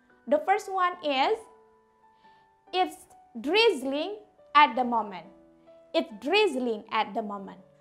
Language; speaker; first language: English; non-native, fluent; Indonesian